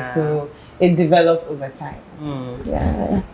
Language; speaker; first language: English; non-native, local second language; Ga